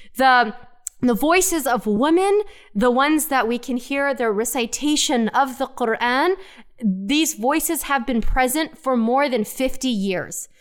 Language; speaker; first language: English; native; English